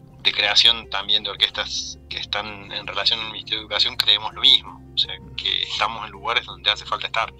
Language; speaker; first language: Spanish; native; Spanish